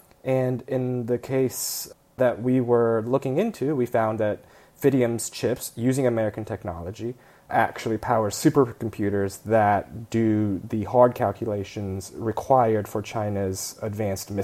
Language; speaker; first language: English; early bilingual, other home language; Chinese